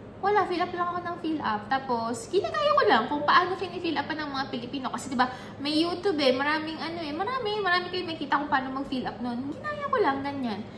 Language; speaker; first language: Filipino; native; Filipino